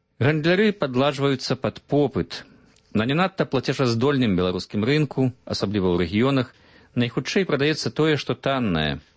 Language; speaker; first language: Belarusian; native; Belarusian